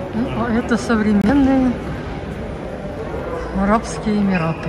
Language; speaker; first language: Russian; native; Russian